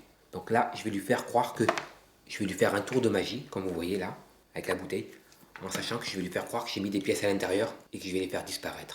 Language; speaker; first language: French; native; French